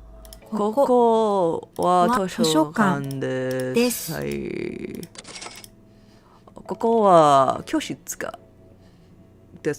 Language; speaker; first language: Japanese; non-native, learner; English